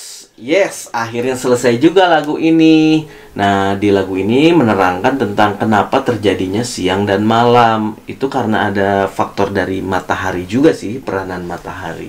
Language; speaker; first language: Indonesian; native; Indonesian